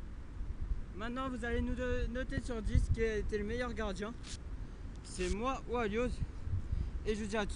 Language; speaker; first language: French; native; French